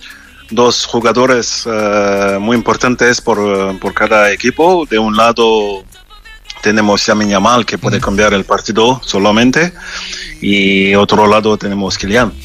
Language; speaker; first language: Spanish; non-native, fluent; French